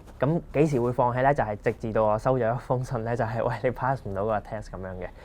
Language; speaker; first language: Cantonese; non-native, local second language; Punjabi